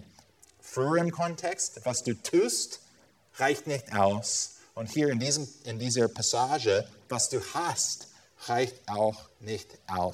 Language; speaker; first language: German; non-native, fluent; English